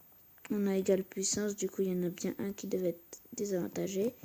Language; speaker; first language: French; native; French